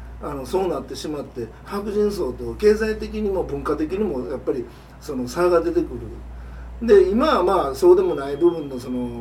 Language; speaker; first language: Japanese; native; Japanese